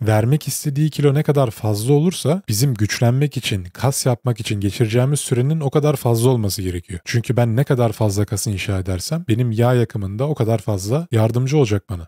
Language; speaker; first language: Turkish; native; Turkish